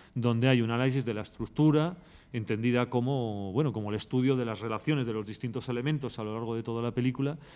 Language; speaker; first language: Spanish; native; Spanish